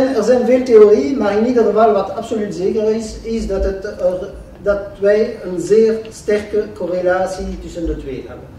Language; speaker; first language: Dutch; non-native, local second language; French